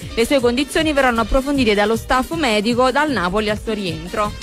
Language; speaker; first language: Italian; native; Italian